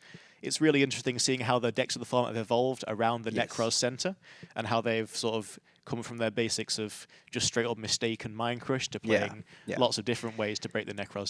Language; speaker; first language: English; native; English